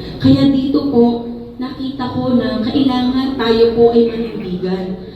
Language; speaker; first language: Filipino; native; Filipino